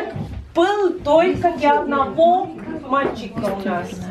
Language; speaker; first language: Russian; non-native, local second language; Estonian